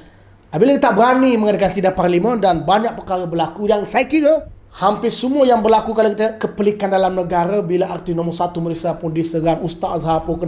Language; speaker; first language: Malay; native; Malay